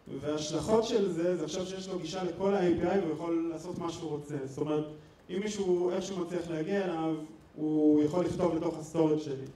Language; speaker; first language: Hebrew; native; Hebrew